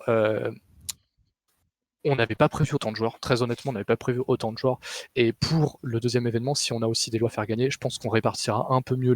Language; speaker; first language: French; native; French